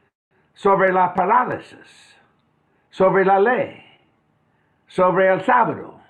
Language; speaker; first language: Spanish; non-native, fluent; English